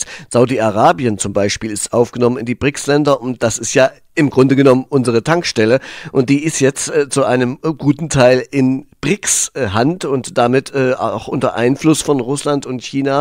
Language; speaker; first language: German; native; German